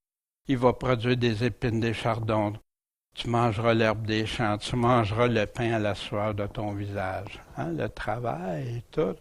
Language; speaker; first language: French; native; French